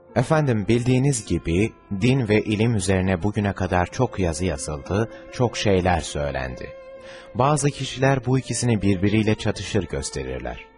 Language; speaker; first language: Turkish; native; Turkish